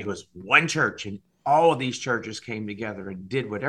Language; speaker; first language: English; native; English